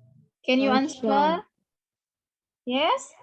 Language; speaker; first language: English; non-native, learner; Indonesian